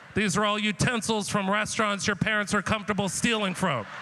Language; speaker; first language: English; native; English